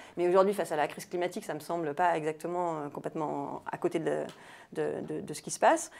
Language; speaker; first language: French; native; French